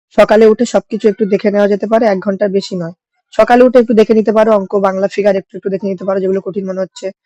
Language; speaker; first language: Bangla; native; Bangla